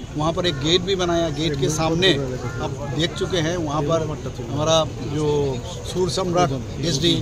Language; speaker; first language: Hindi; non-native, local second language; Bangla